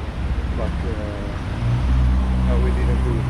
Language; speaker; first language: English; non-native, learner; Swedish